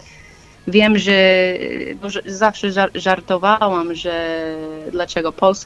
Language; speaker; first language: Polish; non-native, learner; English